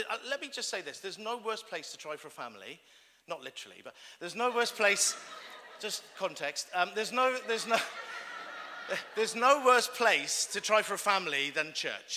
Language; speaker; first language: English; native; English